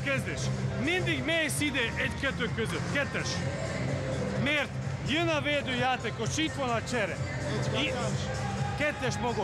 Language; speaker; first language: Hungarian; non-native, fluent; Serbian